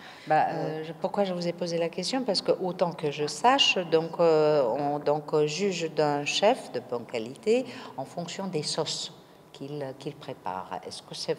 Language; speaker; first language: French; non-native, fluent; Armenian